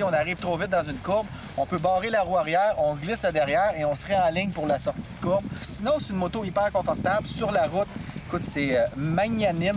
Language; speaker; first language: French; native; French